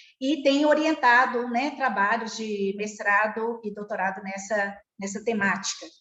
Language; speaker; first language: Portuguese; native; Portuguese